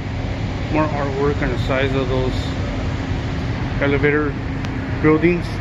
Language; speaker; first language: English; native; English